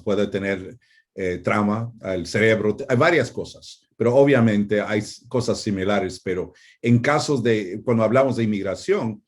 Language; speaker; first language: Spanish; non-native, fluent; English